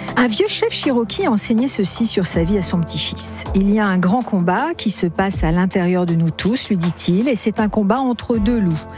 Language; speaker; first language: French; native; French